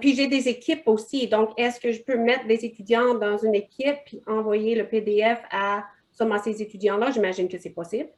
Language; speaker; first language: French; non-native, fluent; English